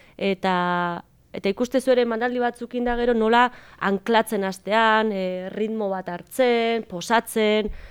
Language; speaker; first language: Basque; native; Basque